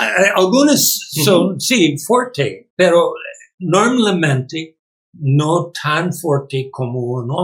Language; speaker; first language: Spanish; non-native, learner; English